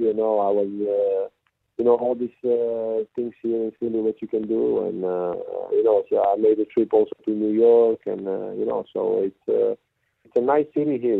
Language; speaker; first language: English; non-native, fluent; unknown